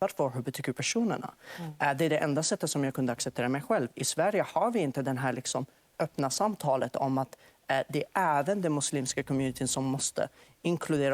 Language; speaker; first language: Swedish; non-native, fluent; Arabic